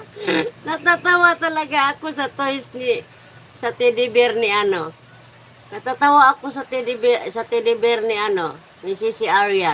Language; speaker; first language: Filipino; native; Filipino